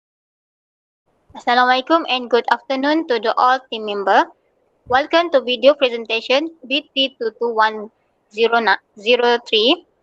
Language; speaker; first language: English; non-native, local second language; Malay